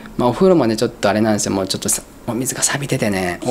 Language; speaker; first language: Japanese; native; Japanese